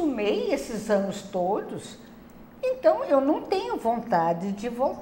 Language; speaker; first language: Portuguese; non-native, local second language; German